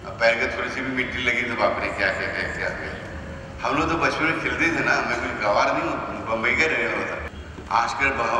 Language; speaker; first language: Hindi; non-native, local second language; Marathi